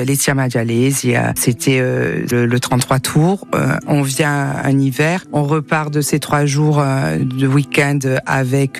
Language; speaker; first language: French; native; French